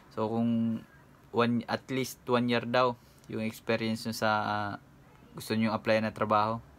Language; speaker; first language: Filipino; non-native, local second language; Cebuano